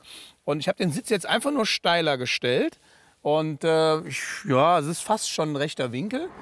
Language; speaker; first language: German; native; German